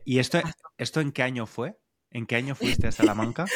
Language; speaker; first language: Spanish; native; Spanish